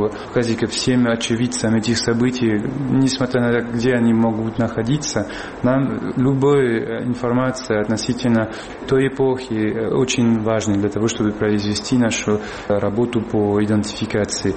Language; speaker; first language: Russian; non-native, fluent; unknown